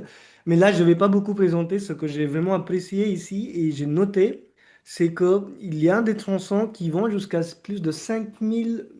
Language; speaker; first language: French; non-native, fluent; Marathi